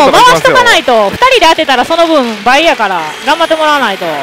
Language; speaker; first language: Japanese; native; Japanese